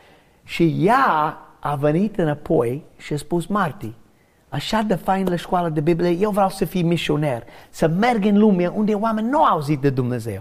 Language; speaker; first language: Romanian; non-native, learner; English